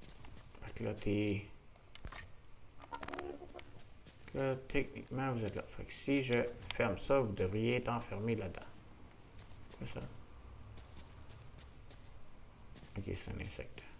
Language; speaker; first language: French; native; French